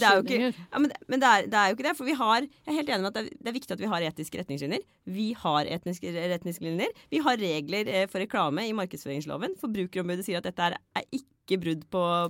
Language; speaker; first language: Norwegian; native; Norwegian